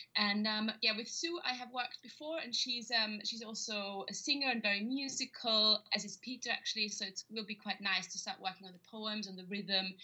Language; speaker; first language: English; non-native, fluent; German